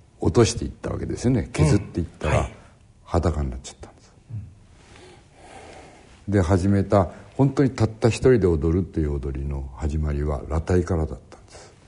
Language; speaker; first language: Japanese; native; Japanese